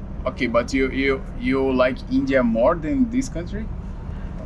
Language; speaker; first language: English; non-native, learner; Portuguese